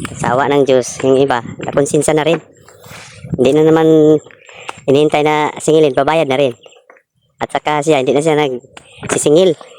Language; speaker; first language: Filipino; non-native, local second language; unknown